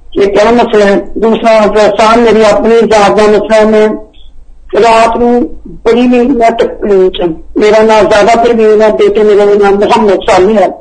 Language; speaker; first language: Urdu; non-native, local second language; Punjabi